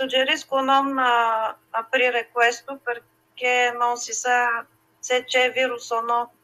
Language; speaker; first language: Italian; non-native, learner; Bulgarian